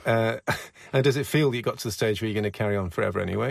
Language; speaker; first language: English; native; English